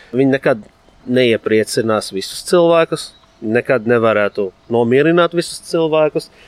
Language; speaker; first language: Latvian; non-native, fluent; Arabic